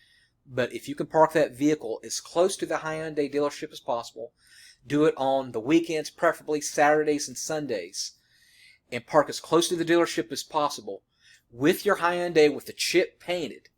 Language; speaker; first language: English; native; English